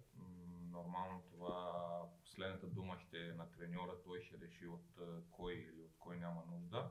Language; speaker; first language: Bulgarian; non-native, fluent; Romanian